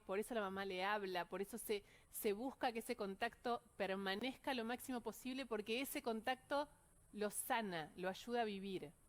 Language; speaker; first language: Spanish; native; Spanish